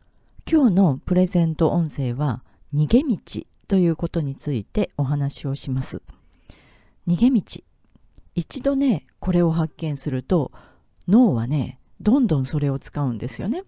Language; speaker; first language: Japanese; native; Japanese